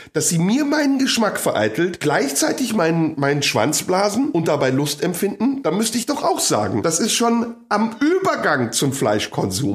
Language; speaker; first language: German; native; German